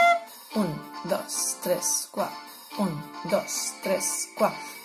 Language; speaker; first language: Spanish; non-native, local second language; Catalan